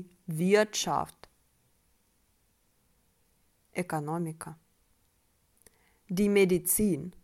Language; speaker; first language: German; non-native, fluent; Russian